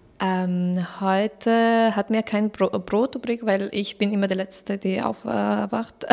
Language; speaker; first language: German; non-native, fluent; Persian